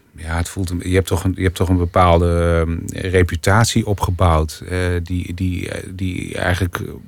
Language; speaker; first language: Dutch; native; Dutch